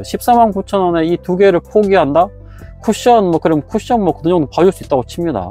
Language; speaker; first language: Korean; native; Korean